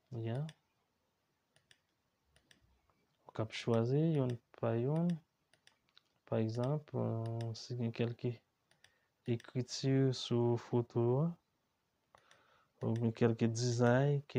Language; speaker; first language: French; non-native, learner; Haitian Creole